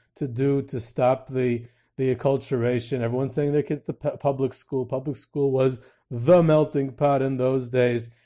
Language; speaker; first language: English; native; English